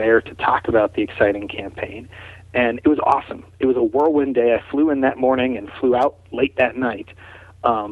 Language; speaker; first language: English; native; English